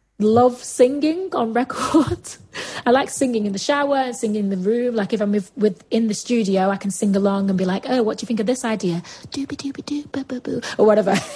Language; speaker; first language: English; native; English